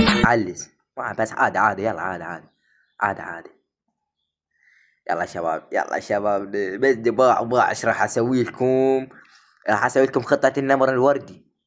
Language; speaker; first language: Arabic; native; Arabic